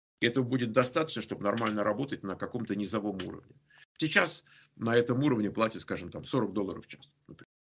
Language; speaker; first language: Russian; native; Russian